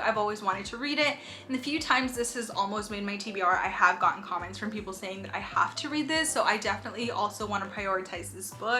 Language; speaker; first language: English; native; English